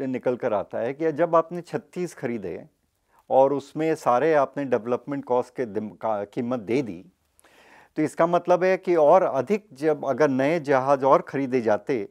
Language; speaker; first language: Hindi; native; Hindi